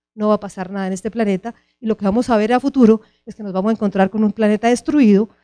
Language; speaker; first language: Spanish; native; Spanish